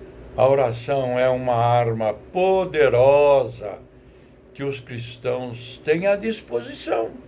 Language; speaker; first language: Portuguese; native; Portuguese